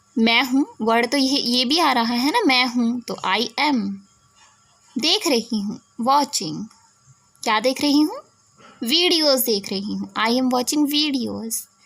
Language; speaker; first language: Hindi; native; Hindi